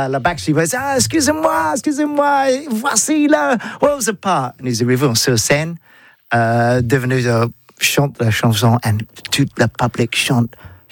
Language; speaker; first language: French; non-native, learner; English